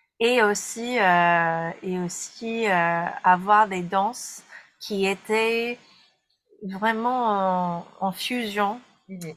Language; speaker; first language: French; non-native, fluent; English